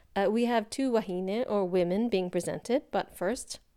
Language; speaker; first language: English; native; English